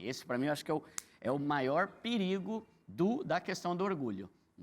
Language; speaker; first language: Portuguese; native; Portuguese